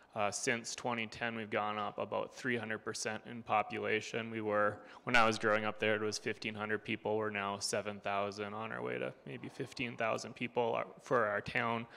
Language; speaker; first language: English; native; English